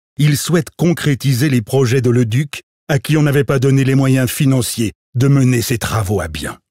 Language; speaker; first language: French; native; French